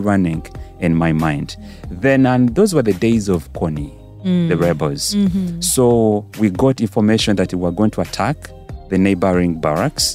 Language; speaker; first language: English; non-native, local second language; Ganda